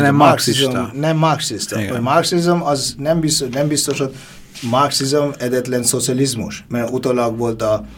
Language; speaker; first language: Hungarian; non-native, fluent; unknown